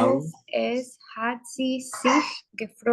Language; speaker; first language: German; non-native, learner; Spanish